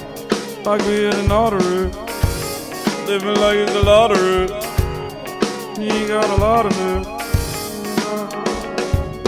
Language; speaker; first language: English; native; English